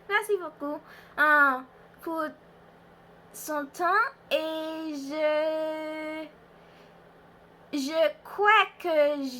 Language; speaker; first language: French; non-native, learner; Haitian Creole